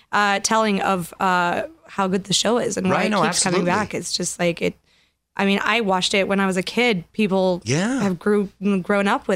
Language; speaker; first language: English; non-native, fluent; French